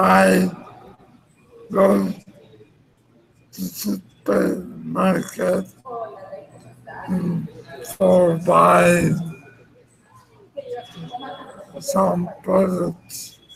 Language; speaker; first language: English; non-native, learner; Spanish